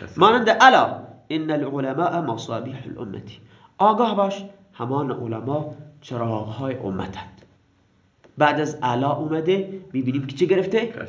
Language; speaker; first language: Persian; non-native, local second language; Baluchi